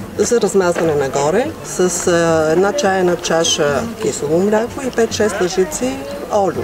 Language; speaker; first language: Bulgarian; native; Bulgarian